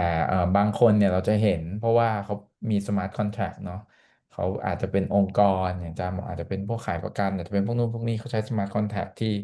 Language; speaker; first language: Thai; native; Thai